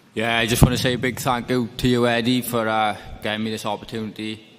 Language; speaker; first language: English; native; English